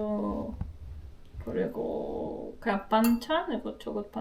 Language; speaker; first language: Korean; non-native, learner; Russian